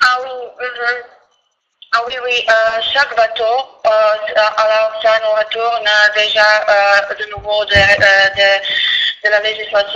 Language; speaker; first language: French; non-native, fluent; Croatian